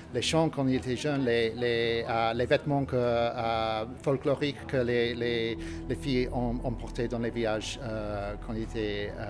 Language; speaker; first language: French; non-native, learner; English